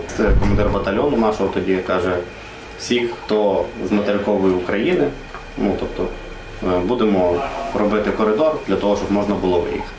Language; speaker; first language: Ukrainian; native; Ukrainian